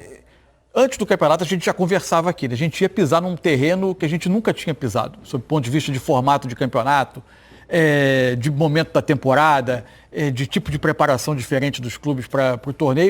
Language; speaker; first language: Portuguese; native; Portuguese